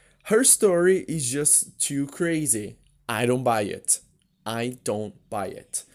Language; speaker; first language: English; non-native, fluent; Portuguese